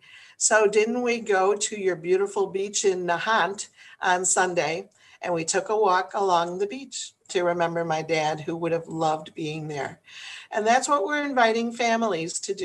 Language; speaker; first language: English; native; English